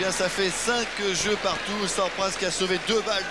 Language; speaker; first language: French; native; French